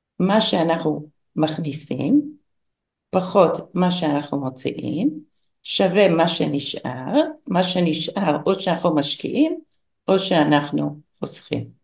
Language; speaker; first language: Hebrew; non-native, fluent; English